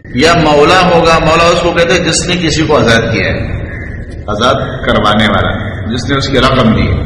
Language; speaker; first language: Urdu; non-native, local second language; Pashto